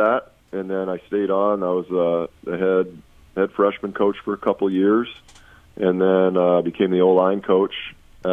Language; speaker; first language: English; native; English